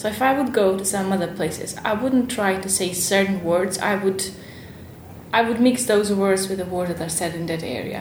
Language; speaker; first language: English; non-native, fluent; Bosnian